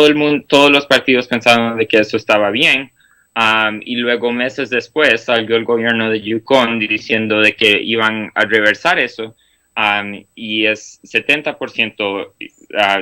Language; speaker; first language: Spanish; non-native, fluent; English